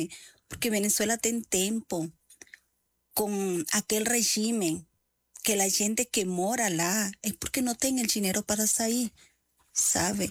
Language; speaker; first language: Portuguese; non-native, learner; Spanish